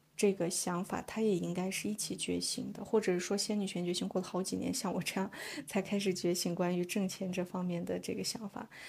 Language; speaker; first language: Chinese; native; Chinese